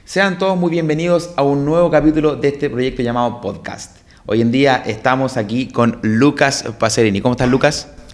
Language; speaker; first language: Spanish; native; Spanish